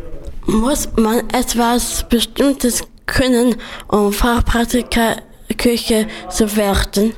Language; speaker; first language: German; non-native, learner; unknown